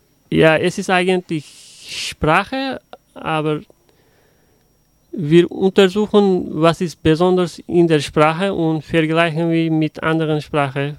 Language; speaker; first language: German; non-native, learner; Uzbek